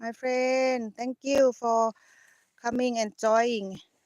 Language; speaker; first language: English; non-native, learner; Thai